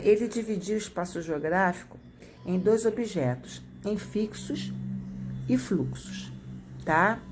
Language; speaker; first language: Portuguese; native; Portuguese